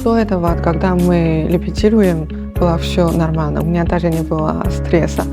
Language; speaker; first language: Russian; non-native, fluent; Chinese